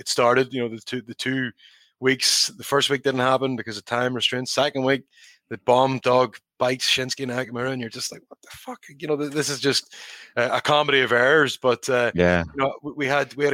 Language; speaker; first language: English; native; English